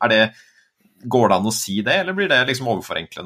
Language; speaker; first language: Norwegian; native; Norwegian